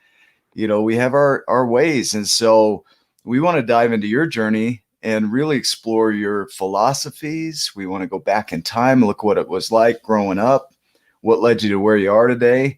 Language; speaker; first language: English; native; English